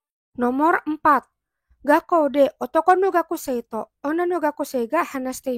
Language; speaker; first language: Japanese; non-native, fluent; Indonesian